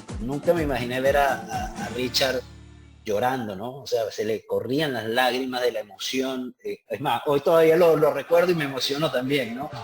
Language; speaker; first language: Spanish; native; Spanish